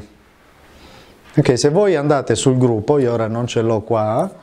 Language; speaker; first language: Italian; native; Italian